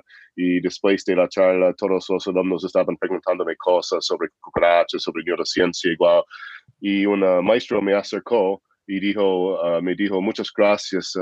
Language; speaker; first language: Spanish; non-native, fluent; English